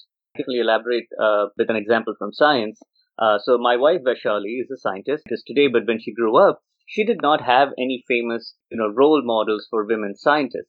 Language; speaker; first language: English; non-native, local second language; Odia